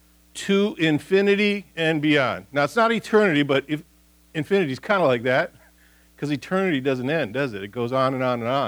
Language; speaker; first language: English; native; English